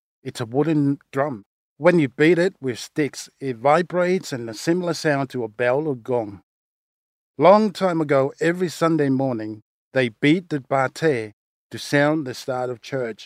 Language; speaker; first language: English; non-native, fluent; Samoan